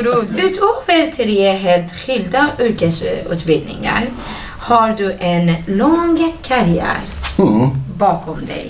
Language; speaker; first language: Swedish; non-native, fluent; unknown